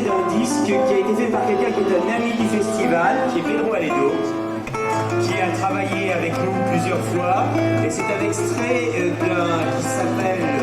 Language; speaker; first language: French; native; French